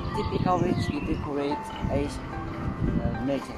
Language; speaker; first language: English; non-native, fluent; Chinese